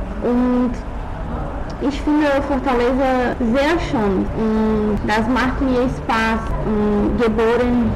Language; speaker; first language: German; non-native, learner; Portuguese